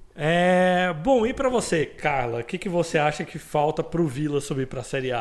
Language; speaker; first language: Portuguese; native; Portuguese